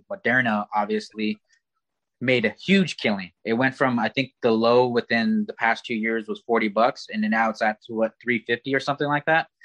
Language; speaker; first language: English; native; English